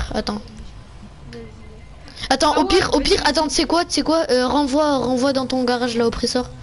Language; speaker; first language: French; native; French